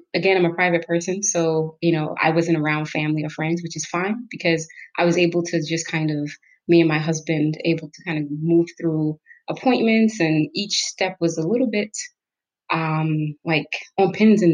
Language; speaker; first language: English; native; English